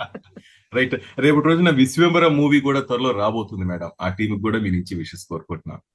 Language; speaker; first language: Telugu; native; Telugu